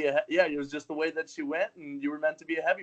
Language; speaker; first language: English; native; English